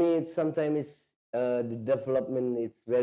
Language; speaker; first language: English; non-native, learner; Indonesian